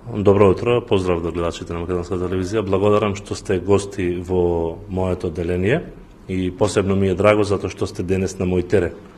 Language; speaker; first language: Macedonian; native; Macedonian